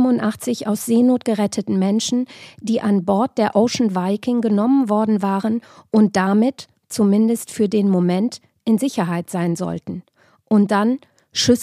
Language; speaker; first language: German; native; German